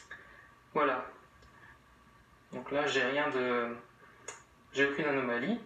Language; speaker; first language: French; native; French